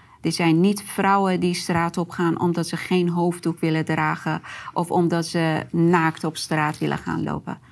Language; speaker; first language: Dutch; non-native, fluent; Persian